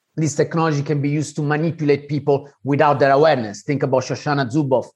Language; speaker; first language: English; non-native, fluent; Italian